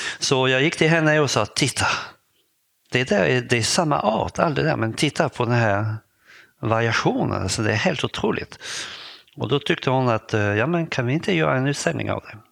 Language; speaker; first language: Swedish; non-native, fluent; French